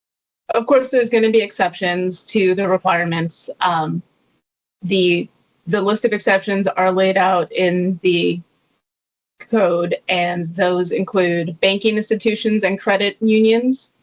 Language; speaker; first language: English; native; English